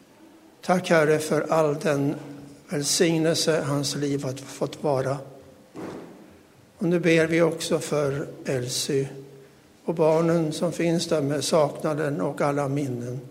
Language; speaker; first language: Swedish; native; Swedish